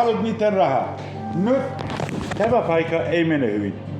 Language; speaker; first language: Finnish; non-native, fluent; Turkish